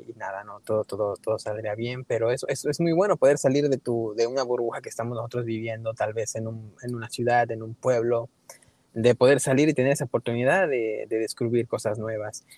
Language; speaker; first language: Spanish; early bilingual, heritage; Spanish